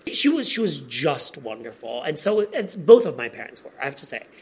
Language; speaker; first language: English; non-native, fluent; Polish